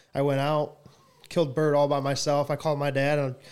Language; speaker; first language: English; native; English